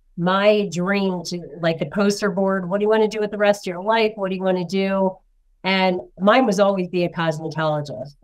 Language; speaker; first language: English; native; English